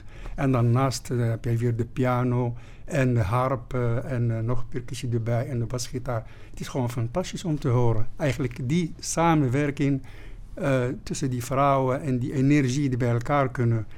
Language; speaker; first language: Dutch; non-native, fluent; Arabic